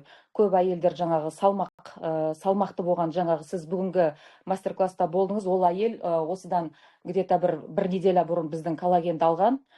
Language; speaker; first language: Kazakh; native; Kazakh